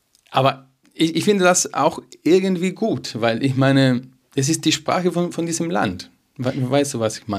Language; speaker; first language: German; non-native, fluent; Spanish